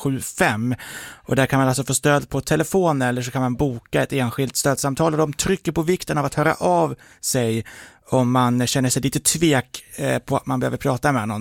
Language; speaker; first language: Swedish; native; Swedish